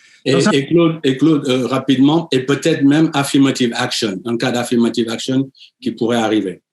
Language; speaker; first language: French; native; French